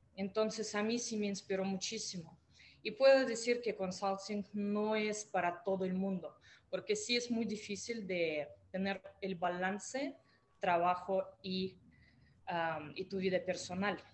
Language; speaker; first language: Spanish; non-native, fluent; Russian